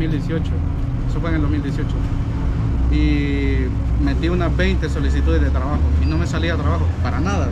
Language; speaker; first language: Spanish; native; Spanish